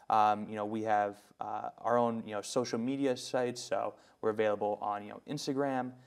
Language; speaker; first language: English; native; English